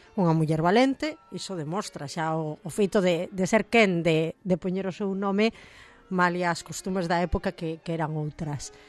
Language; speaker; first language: Galician; native; Galician